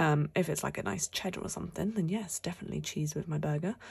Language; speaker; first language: English; native; English